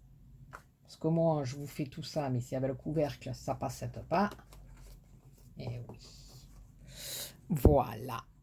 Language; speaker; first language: French; native; French